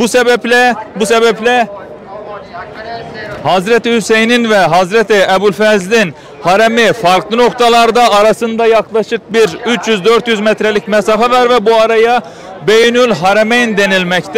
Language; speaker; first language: Turkish; native; Turkish